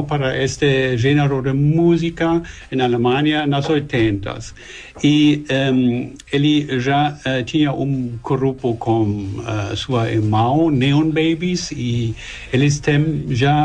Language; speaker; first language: Portuguese; non-native, learner; German